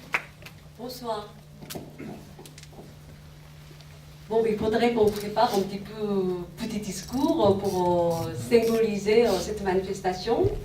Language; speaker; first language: French; non-native, fluent; Korean